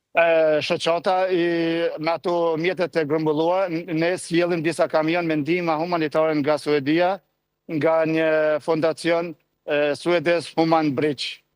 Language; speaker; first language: Albanian; early bilingual, heritage; Albanian